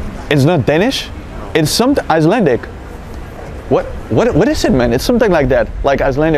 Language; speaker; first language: English; non-native, fluent; Dutch